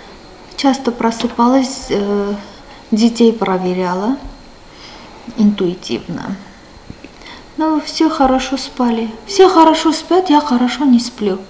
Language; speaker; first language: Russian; non-native, fluent; Armenian